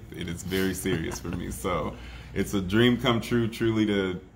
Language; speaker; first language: English; native; English